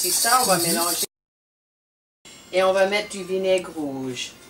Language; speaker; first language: French; non-native, learner; English